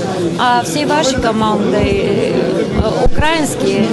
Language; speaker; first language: Russian; non-native, learner; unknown